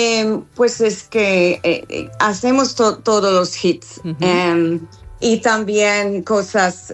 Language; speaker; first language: Spanish; non-native, learner; English